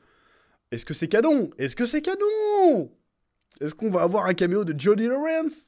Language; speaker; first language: French; native; French